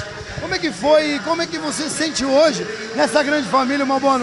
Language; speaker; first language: Portuguese; native; Portuguese